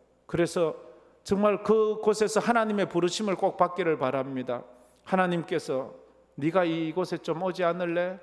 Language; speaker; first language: Korean; native; Korean